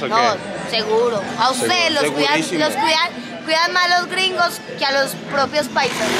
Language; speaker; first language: Spanish; native; Spanish